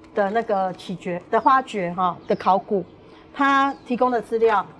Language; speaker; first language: Chinese; native; Chinese